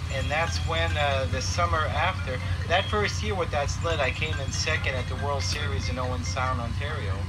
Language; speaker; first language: English; early bilingual, other home language; French